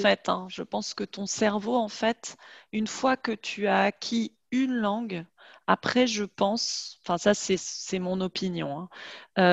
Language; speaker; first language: French; native; French